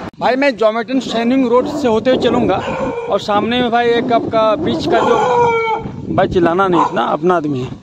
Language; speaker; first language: Hindi; native; Hindi